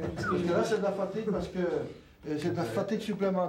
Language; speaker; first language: French; native; French